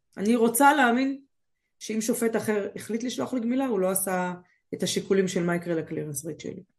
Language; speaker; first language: Hebrew; native; Hebrew